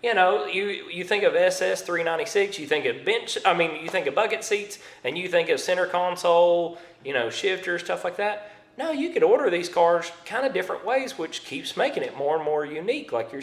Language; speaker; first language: English; native; English